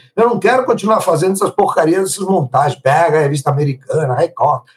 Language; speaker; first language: Portuguese; non-native, fluent; Italian